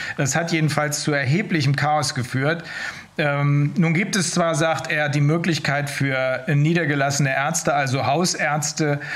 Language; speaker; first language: German; native; German